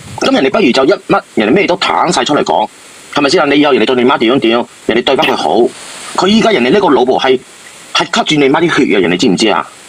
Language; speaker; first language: Cantonese; native; Cantonese